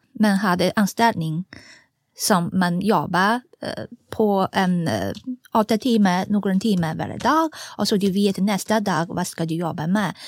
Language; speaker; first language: Swedish; non-native, fluent; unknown